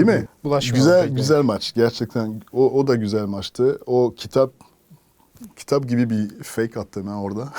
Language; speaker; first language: Turkish; non-native, fluent; French